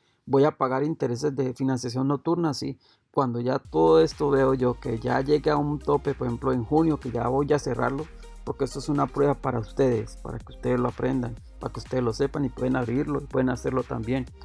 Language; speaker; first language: Spanish; native; Spanish